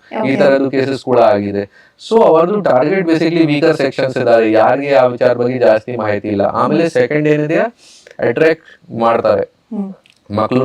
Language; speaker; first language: Kannada; non-native, local second language; Hindi